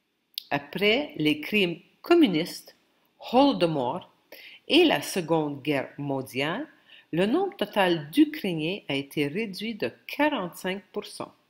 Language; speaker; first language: French; non-native, local second language; Ukrainian